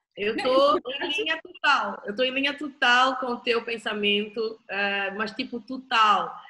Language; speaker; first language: Portuguese; native; Portuguese